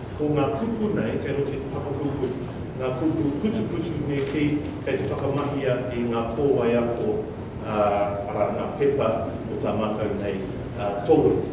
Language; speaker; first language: Māori; non-native, local second language; English